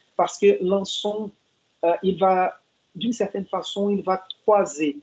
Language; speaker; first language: French; non-native, fluent; Portuguese